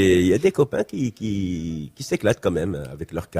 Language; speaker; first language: French; non-native, local second language; Arabic